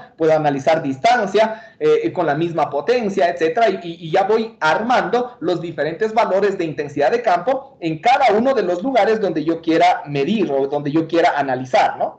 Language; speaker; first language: Spanish; native; Spanish